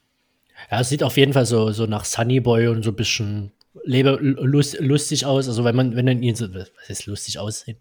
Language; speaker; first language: German; native; German